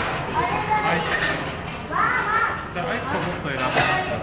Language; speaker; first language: Japanese; native; Japanese